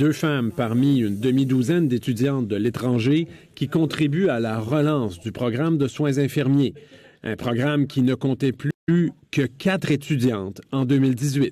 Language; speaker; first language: French; native; French